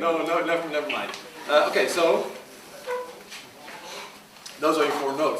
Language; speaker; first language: English; non-native, fluent; Dutch